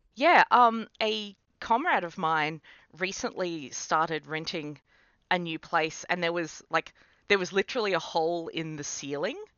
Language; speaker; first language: English; native; English